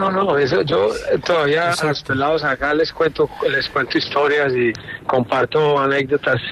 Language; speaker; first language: Spanish; native; Spanish